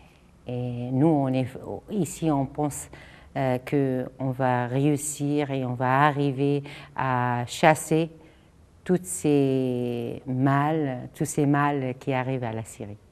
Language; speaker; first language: French; non-native, fluent; Arabic